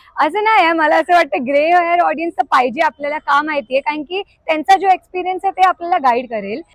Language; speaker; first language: Marathi; non-native, local second language; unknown